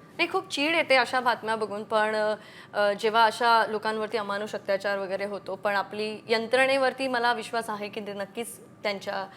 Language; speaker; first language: Marathi; native; Marathi